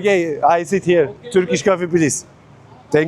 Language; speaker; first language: English; non-native, learner; Turkish